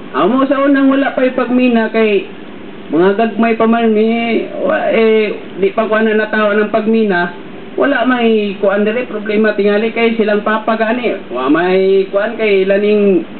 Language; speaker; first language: Cebuano; non-native, local second language; Maranao